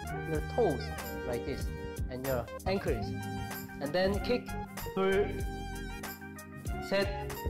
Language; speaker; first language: English; non-native, learner; Korean